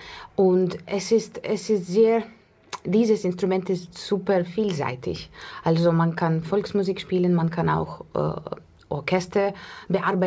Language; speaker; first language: German; non-native, learner; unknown